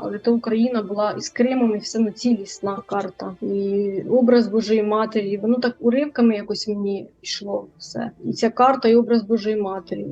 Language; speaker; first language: Ukrainian; native; Ukrainian